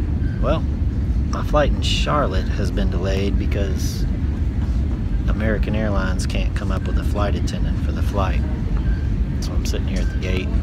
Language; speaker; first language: English; native; English